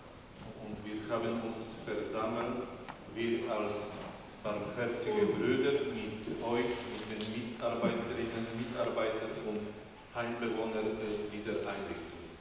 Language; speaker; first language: German; non-native, fluent; Polish